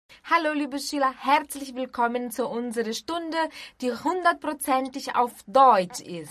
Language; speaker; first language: German; non-native, fluent; Portuguese